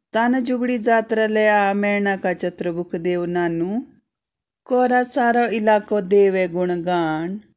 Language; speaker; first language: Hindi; native; Hindi